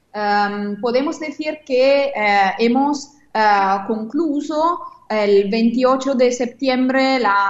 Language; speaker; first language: Spanish; non-native, fluent; Italian